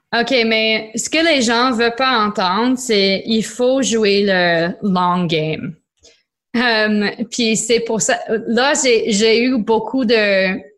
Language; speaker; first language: French; non-native, local second language; English